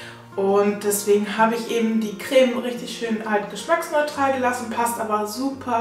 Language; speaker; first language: German; native; German